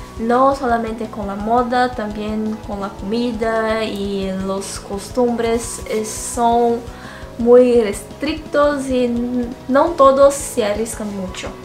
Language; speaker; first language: Spanish; non-native, fluent; Portuguese